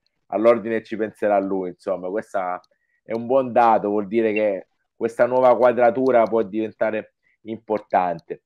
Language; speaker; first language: Italian; native; Italian